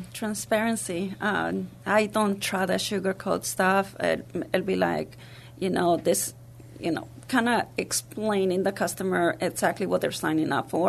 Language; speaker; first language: English; early bilingual, other home language; Spanish